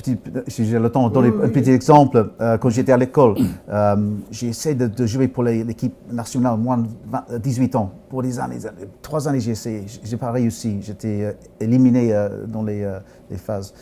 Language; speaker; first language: French; non-native, fluent; English